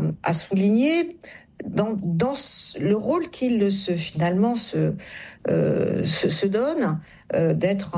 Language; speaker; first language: French; native; French